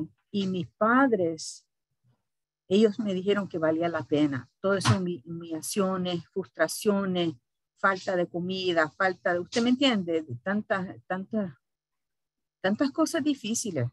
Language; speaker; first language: Spanish; early bilingual, heritage; Spanish